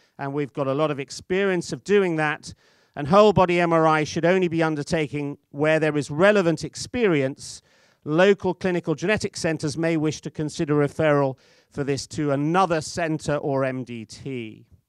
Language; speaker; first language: English; native; English